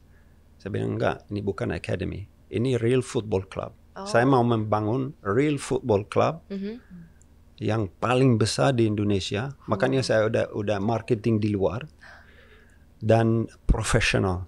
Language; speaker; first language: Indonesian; non-native, fluent; English